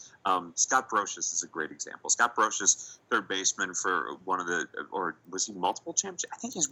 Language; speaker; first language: English; native; English